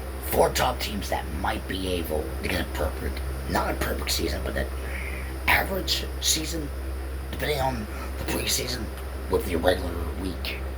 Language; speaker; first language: English; native; English